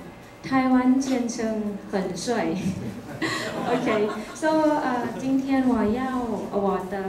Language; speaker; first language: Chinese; non-native, learner; Thai